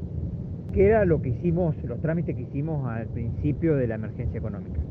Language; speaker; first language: Spanish; native; Spanish